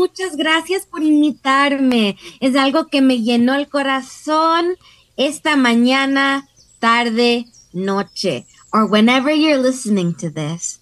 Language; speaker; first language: Spanish; early bilingual, other home language; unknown